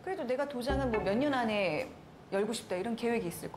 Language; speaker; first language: Korean; native; Korean